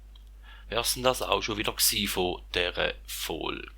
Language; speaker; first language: German; native; German